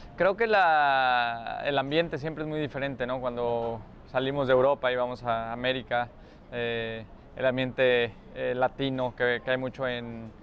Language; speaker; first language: Spanish; native; Spanish